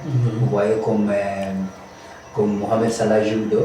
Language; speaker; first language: French; non-native, learner; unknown